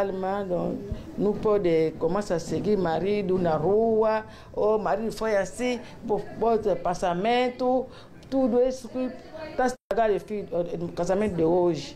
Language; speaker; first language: Portuguese; non-native, local second language; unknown